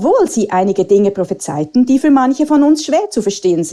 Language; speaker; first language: German; native; German